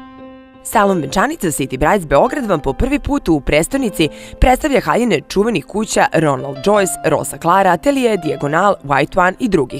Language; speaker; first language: Croatian; native; Croatian